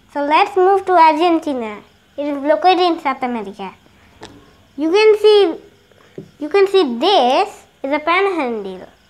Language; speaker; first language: English; non-native, local second language; Bangla